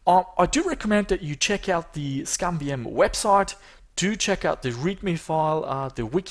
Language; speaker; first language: English; native; English